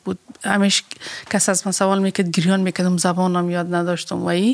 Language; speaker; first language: German; non-native, learner; Persian